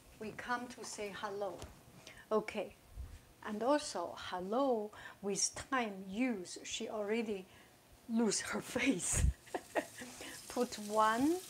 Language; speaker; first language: English; non-native, fluent; Chinese